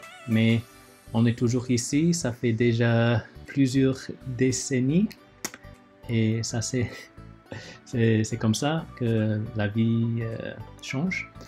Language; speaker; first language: French; early bilingual, other home language; Chinese